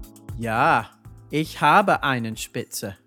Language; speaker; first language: German; non-native, fluent; English